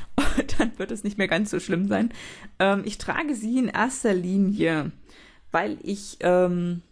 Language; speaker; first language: German; native; German